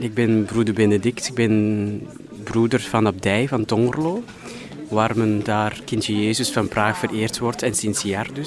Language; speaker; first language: Dutch; non-native, fluent; Thai